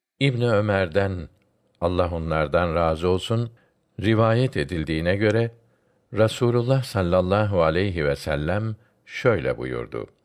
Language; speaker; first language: Turkish; native; Turkish